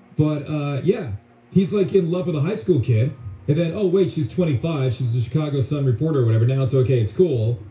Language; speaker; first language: English; native; English